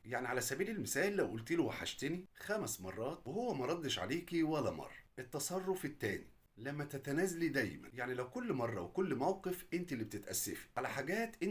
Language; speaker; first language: Arabic; native; Arabic